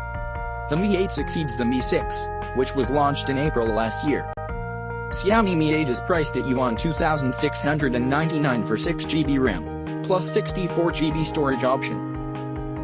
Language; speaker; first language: English; non-native, local second language; Odia